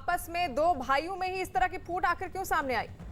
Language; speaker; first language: Hindi; native; Hindi